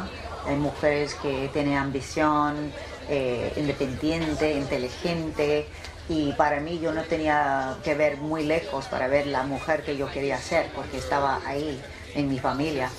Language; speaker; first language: Spanish; early bilingual, heritage; English